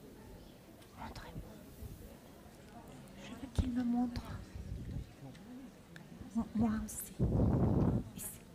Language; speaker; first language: French; non-native, fluent; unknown